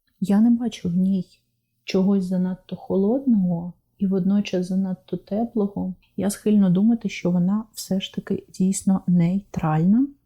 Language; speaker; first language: Ukrainian; non-native, local second language; Russian